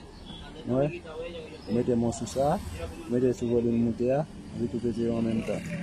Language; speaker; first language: French; non-native, learner; Haitian Creole